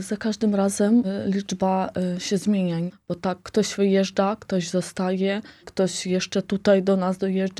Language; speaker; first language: Polish; non-native, fluent; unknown